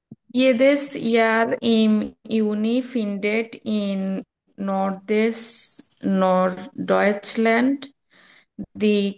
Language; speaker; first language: German; non-native, learner; Bangla